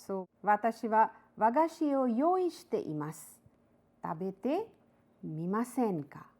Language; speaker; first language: Japanese; non-native, fluent; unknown